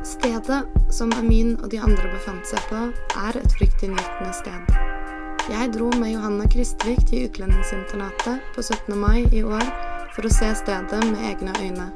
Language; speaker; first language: Norwegian; native; Norwegian